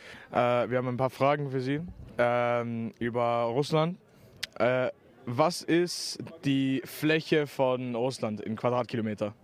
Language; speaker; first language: German; non-native, local second language; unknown